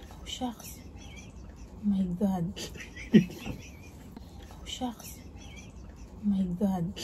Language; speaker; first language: English; non-native, local second language; Filipino